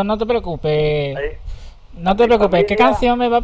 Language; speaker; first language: Spanish; native; Spanish